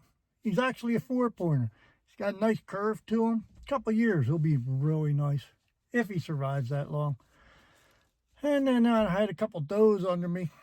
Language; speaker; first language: English; native; English